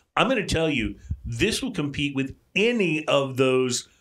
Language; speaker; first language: English; native; English